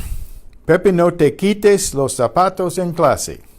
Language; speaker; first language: Spanish; non-native, fluent; English